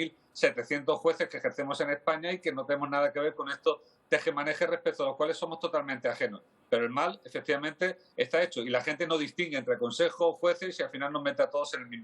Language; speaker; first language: Spanish; native; Spanish